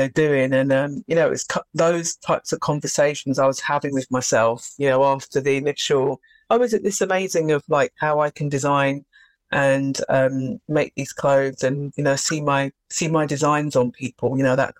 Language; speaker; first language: English; native; English